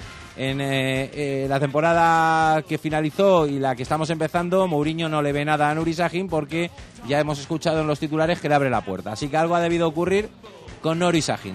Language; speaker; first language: Spanish; native; Spanish